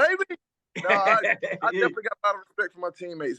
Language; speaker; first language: English; native; English